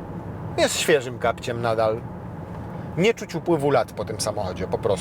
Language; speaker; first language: Polish; native; Polish